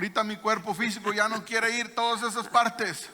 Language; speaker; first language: Spanish; native; Spanish